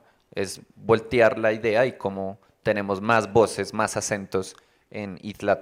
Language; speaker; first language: Spanish; native; Spanish